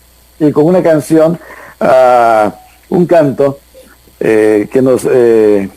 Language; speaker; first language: Spanish; native; Spanish